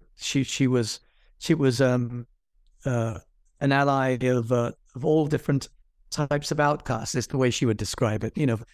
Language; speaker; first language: English; native; English